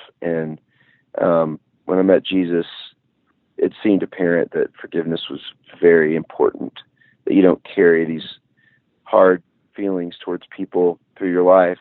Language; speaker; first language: English; native; English